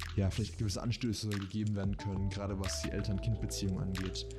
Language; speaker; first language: German; early bilingual, heritage; German